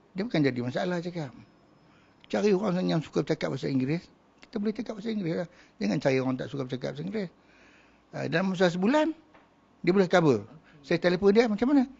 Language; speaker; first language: Malay; native; Malay